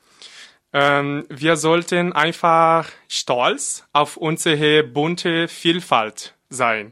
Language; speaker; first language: German; non-native, fluent; Portuguese